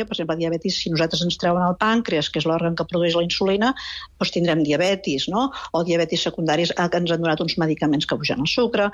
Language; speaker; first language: Catalan; native; Catalan